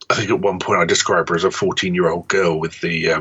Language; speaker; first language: English; native; English